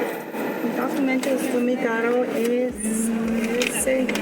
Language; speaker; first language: Spanish; non-native, learner; English